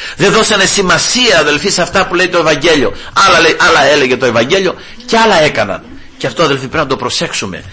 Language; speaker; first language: Greek; native; Greek